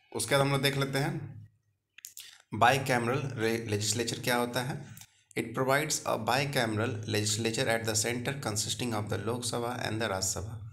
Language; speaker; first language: Hindi; native; Hindi